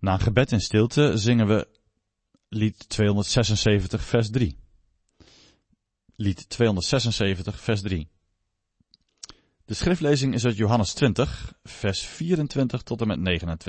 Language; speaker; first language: Dutch; native; Dutch